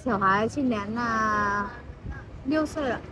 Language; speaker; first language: Chinese; non-native, learner; Vietnamese